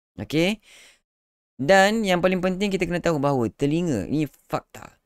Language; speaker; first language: Malay; native; Malay